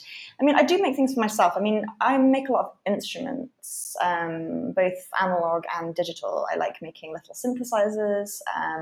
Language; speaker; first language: English; native; English